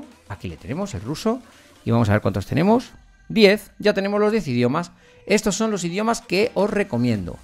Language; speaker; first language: Spanish; native; Spanish